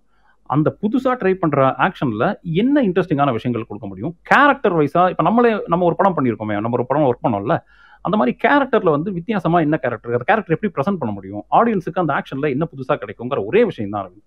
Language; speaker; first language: Tamil; native; Tamil